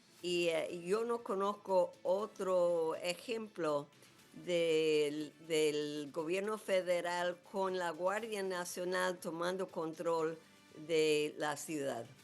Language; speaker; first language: Spanish; non-native, fluent; English